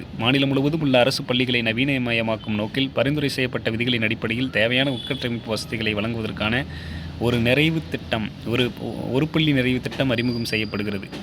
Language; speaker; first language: Tamil; native; Tamil